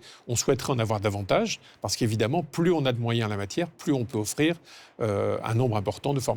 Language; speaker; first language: French; native; French